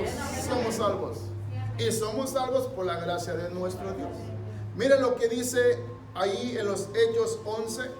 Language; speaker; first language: Spanish; native; Spanish